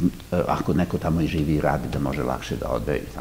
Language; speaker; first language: Serbian; native; Serbian